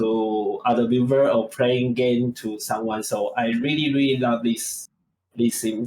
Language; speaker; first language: English; non-native, learner; Chinese